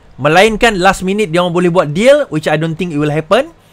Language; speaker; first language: English; non-native, local second language; Malay